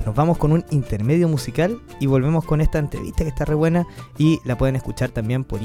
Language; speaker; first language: Spanish; native; Spanish